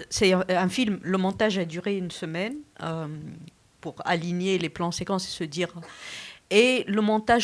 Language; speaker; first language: French; non-native, local second language; Arabic